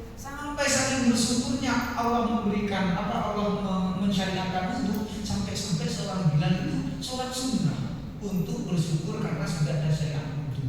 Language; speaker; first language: Indonesian; non-native, local second language; Madurese